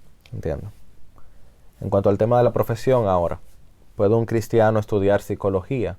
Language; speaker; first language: Spanish; native; Spanish